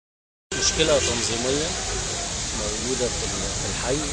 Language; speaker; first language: Arabic; native; Arabic